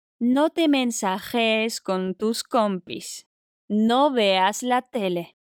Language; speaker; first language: Spanish; non-native, fluent; Polish